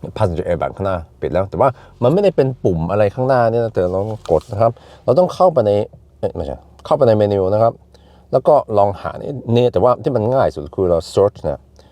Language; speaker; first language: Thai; non-native, fluent; Swedish